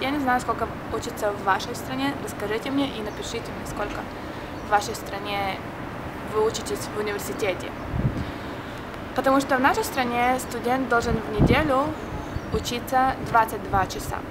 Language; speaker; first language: Russian; early bilingual, heritage; Russian